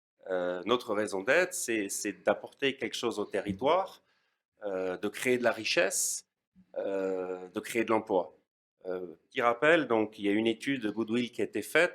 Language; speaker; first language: French; native; French